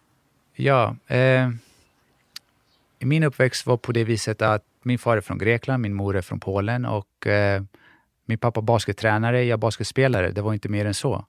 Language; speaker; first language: Swedish; early bilingual, other home language; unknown